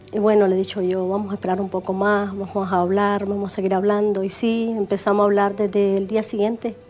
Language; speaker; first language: Spanish; native; Spanish